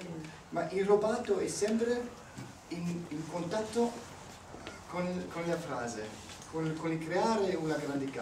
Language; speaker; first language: Italian; non-native, learner; German